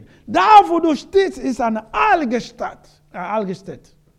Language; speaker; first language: German; non-native, learner; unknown